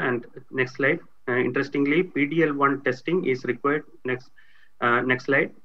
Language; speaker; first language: English; non-native, local second language; Tamil